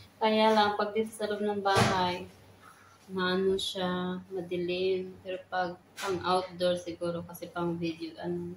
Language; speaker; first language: Filipino; non-native, local second language; Hiligaynon